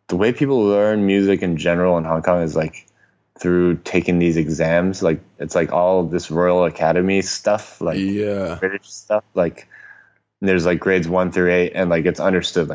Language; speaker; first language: English; non-native, local second language; Cantonese